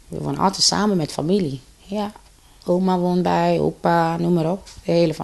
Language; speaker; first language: Dutch; non-native, fluent; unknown